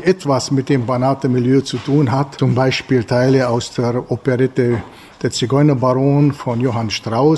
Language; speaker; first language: German; native; German